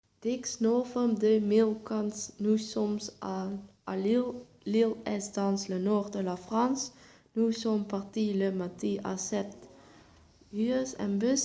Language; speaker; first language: French; non-native, learner; Dutch